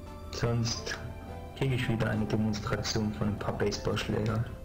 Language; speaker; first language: German; native; German